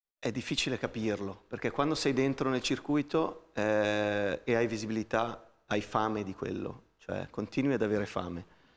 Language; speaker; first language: Italian; native; Italian